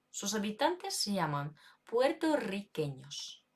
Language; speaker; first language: Spanish; non-native, fluent; Ukrainian